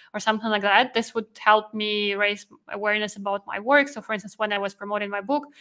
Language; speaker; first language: English; non-native, fluent; Russian